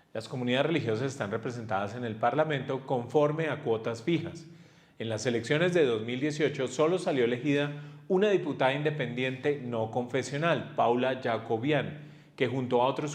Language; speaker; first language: Spanish; native; Spanish